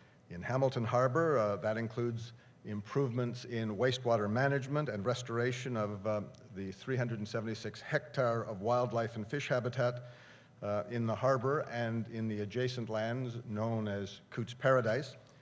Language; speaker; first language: English; native; English